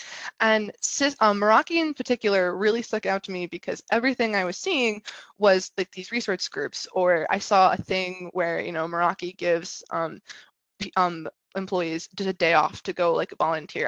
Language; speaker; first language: English; native; English